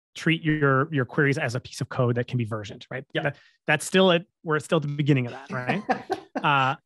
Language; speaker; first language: English; native; English